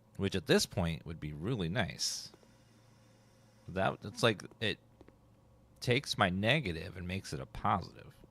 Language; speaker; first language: English; native; English